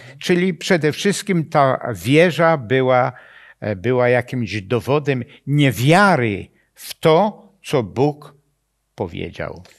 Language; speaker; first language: Polish; native; Polish